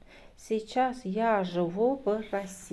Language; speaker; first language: Russian; non-native, fluent; Azerbaijani